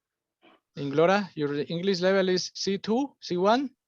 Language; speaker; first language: English; non-native, fluent; Spanish